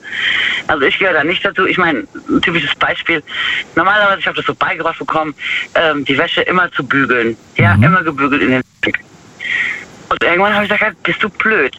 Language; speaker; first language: German; native; German